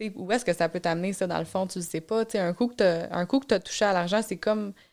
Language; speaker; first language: French; native; French